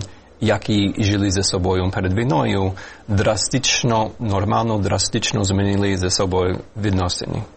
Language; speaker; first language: Ukrainian; non-native, fluent; English